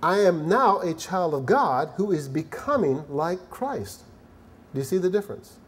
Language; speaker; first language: English; native; English